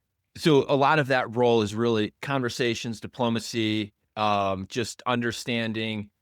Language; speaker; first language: English; native; English